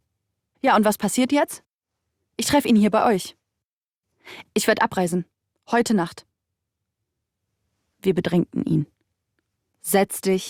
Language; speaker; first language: German; native; German